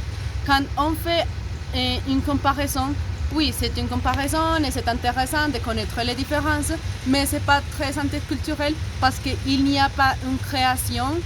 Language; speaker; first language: French; non-native, learner; Spanish